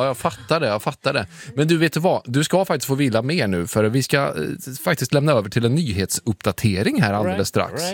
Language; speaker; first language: Swedish; native; Swedish